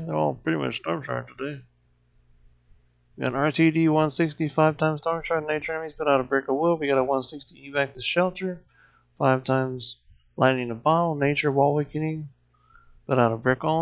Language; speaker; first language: English; native; English